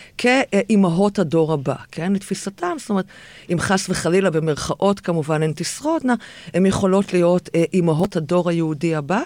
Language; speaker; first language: Hebrew; native; Hebrew